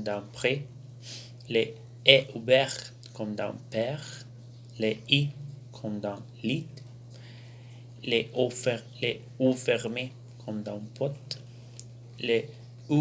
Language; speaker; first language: French; non-native, learner; Spanish